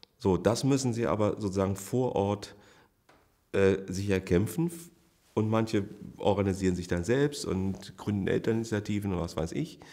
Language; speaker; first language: German; native; German